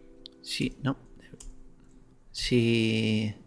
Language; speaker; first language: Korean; non-native, learner; English